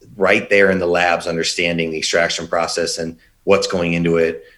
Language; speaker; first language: English; native; English